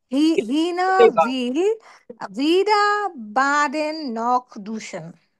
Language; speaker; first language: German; non-native, learner; Bangla